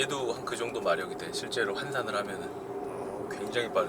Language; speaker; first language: Korean; native; Korean